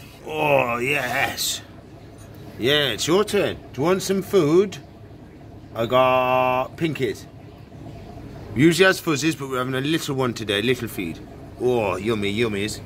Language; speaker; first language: English; native; English